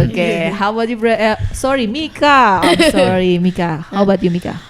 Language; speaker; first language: English; non-native, learner; Indonesian